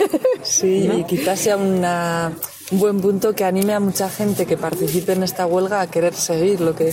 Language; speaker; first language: Spanish; native; Spanish